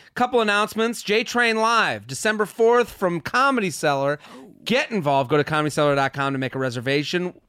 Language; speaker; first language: English; native; English